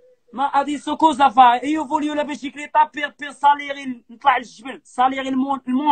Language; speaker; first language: Italian; non-native, learner; Arabic